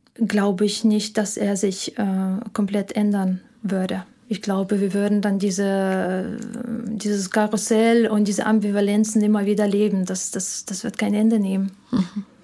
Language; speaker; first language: German; non-native, fluent; Ukrainian